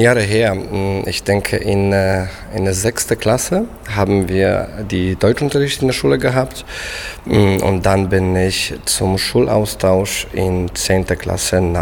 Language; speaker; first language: German; non-native, fluent; Polish